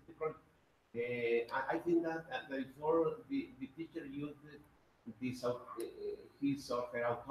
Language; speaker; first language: English; non-native, learner; Spanish